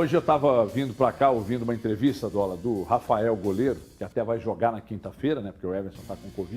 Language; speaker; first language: Portuguese; native; Portuguese